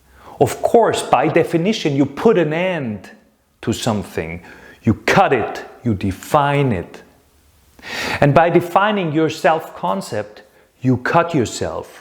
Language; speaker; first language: English; non-native, fluent; German